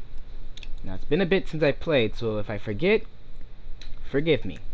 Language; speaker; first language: English; native; English